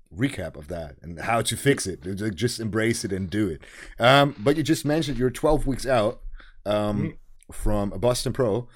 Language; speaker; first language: English; non-native, fluent; German